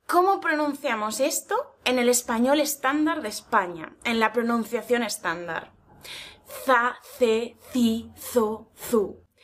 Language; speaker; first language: Spanish; native; Spanish